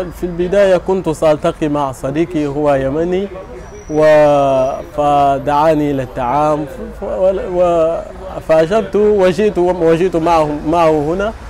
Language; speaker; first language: Arabic; non-native, learner; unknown